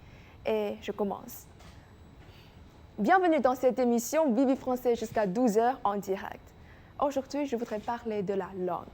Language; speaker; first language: French; non-native, fluent; Chinese